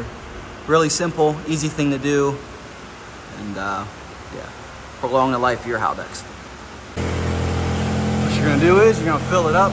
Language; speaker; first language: English; native; English